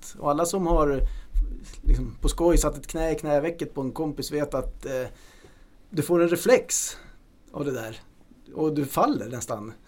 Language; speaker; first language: Swedish; native; Swedish